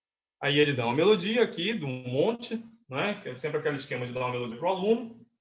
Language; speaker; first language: Portuguese; native; Portuguese